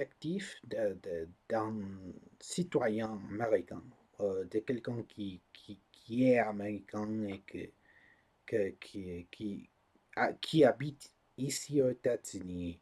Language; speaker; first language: French; non-native, learner; English